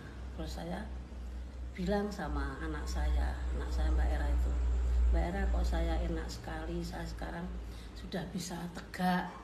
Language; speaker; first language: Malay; non-native, local second language; Javanese